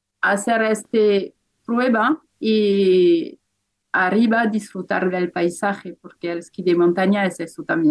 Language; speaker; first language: Spanish; non-native, fluent; French